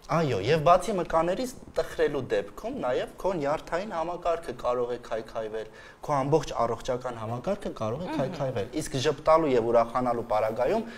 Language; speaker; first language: Armenian; native; Armenian